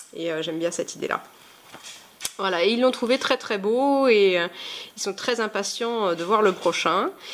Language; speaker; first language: French; native; French